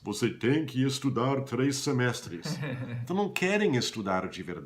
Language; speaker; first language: Portuguese; non-native, fluent; English